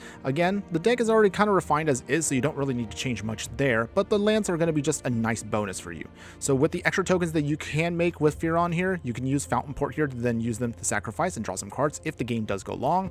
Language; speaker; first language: English; native; English